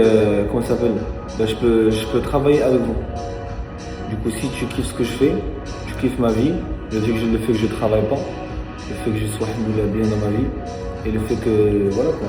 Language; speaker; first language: French; non-native, local second language; Arabic